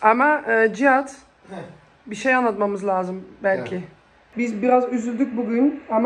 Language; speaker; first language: Turkish; early bilingual, heritage; Turkish